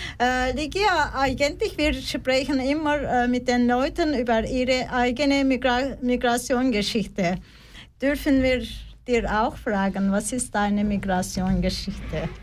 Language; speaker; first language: German; non-native, fluent; Turkish